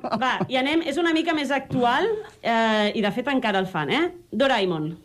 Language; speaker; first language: Catalan; native; Catalan